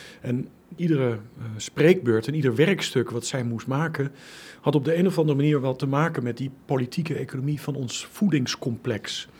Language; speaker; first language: Dutch; native; Dutch